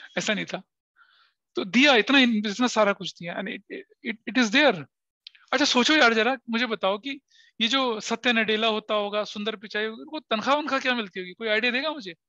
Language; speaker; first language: Hindi; native; Hindi